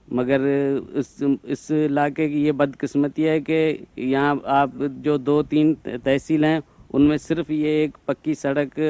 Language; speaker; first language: Urdu; non-native, local second language; Sindhi